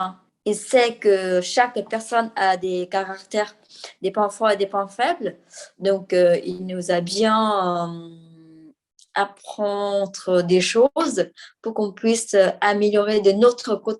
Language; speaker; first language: French; non-native, fluent; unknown